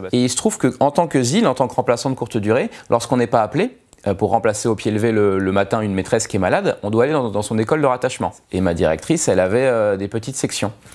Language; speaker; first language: French; native; French